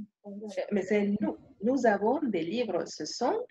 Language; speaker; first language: French; non-native, fluent; Spanish